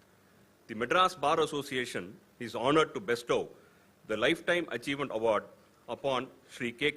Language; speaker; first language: English; non-native, local second language; Tamil